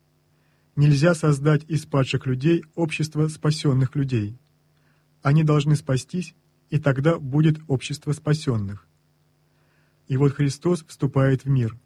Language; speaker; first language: Russian; native; Russian